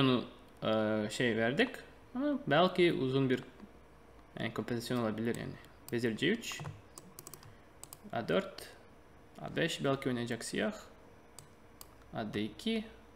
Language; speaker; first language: Turkish; non-native, fluent; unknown